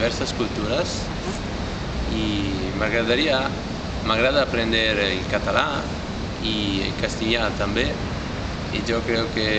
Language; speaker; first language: Catalan; non-native, learner; Italian